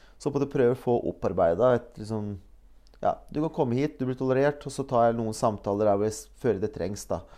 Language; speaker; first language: Norwegian; early bilingual, other home language; Bosnian